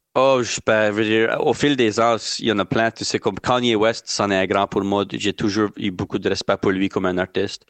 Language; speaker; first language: French; native; French